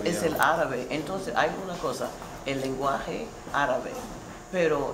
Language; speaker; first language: Spanish; non-native, fluent; English